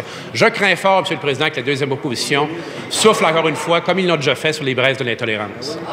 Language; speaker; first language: French; native; French